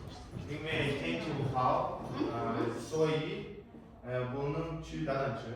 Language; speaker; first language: Chinese; non-native, learner; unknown